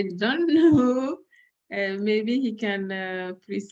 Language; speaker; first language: English; non-native, fluent; French